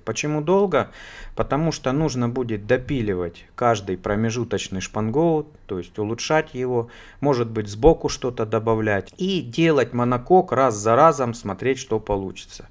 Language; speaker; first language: Russian; native; Russian